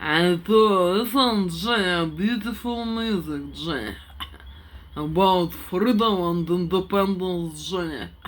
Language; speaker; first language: English; non-native, learner; Russian